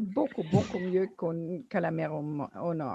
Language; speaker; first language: French; non-native, fluent; German